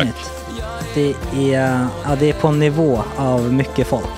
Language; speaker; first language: Swedish; native; Swedish